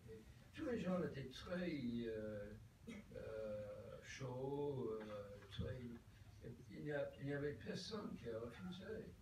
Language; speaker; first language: French; non-native, fluent; English